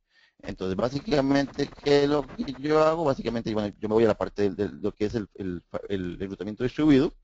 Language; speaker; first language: Spanish; native; Spanish